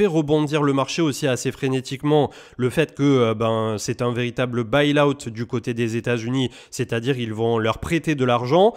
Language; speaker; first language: French; native; French